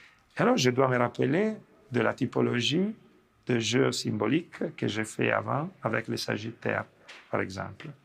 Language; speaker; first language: French; non-native, fluent; Italian